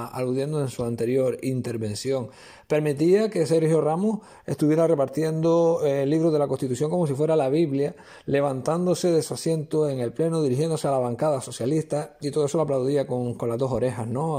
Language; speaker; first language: Spanish; native; Spanish